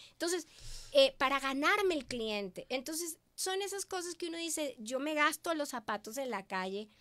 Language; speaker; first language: Spanish; native; Spanish